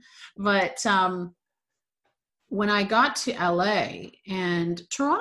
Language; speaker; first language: English; native; English